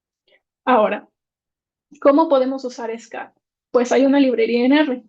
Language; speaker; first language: Spanish; native; Spanish